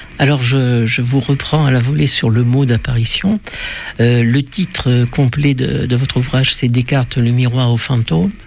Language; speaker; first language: French; native; French